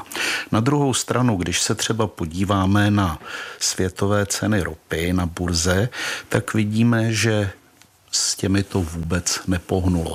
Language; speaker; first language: Czech; native; Czech